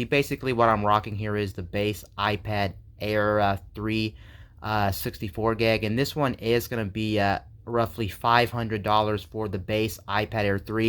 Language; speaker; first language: English; native; English